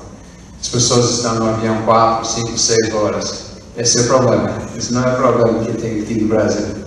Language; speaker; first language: Portuguese; non-native, fluent; English